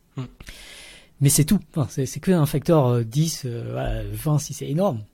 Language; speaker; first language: French; early bilingual, other home language; Vietnamese